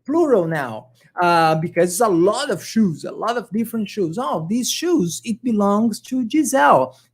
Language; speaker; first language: English; non-native, fluent; Portuguese